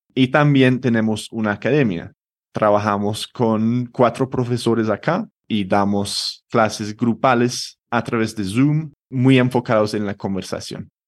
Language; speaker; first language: Spanish; non-native, fluent; English